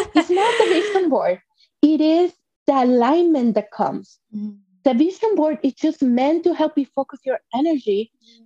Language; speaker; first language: English; non-native, fluent; Spanish